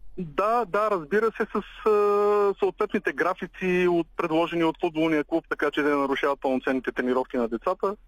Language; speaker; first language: Bulgarian; native; Bulgarian